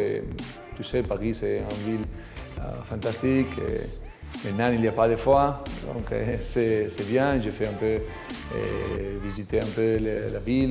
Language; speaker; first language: French; non-native, learner; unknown